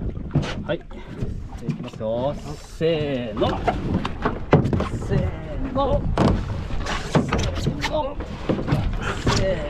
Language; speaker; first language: Japanese; native; Japanese